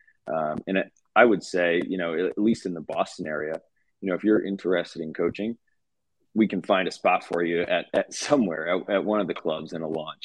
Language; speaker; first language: English; native; English